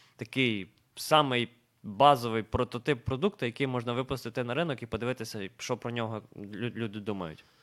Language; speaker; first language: Ukrainian; native; Ukrainian